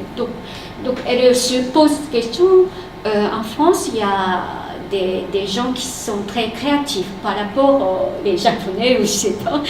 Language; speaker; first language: French; non-native, fluent; Japanese